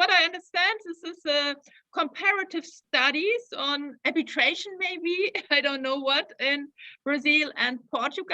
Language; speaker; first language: English; non-native, fluent; German